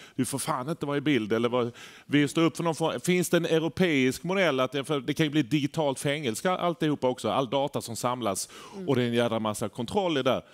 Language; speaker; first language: Swedish; native; Swedish